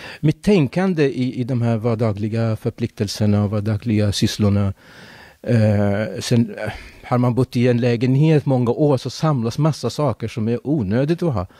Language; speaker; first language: Swedish; non-native, fluent; Arabic